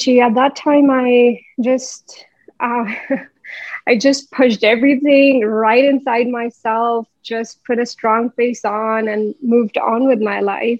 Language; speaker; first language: English; non-native, local second language; Hindi